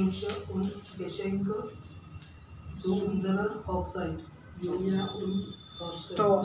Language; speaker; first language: German; non-native, learner; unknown